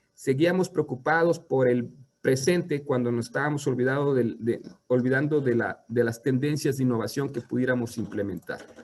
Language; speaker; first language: Spanish; native; Spanish